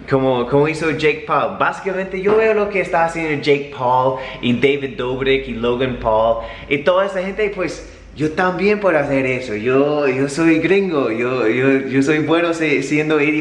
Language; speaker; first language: Spanish; native; Spanish